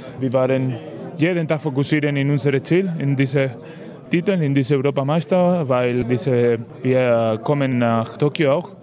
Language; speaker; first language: German; non-native, learner; Spanish